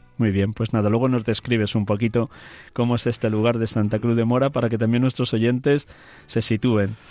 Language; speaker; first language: Spanish; native; Spanish